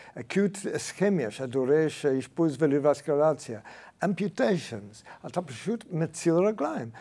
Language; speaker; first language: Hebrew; native; Hebrew